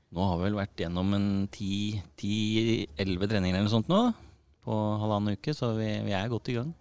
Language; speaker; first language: Norwegian; native; Norwegian